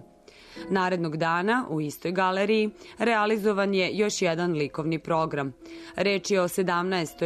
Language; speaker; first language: Serbian; native; Serbian